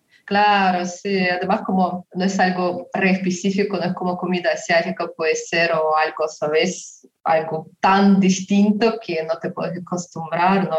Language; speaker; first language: Spanish; non-native, fluent; Russian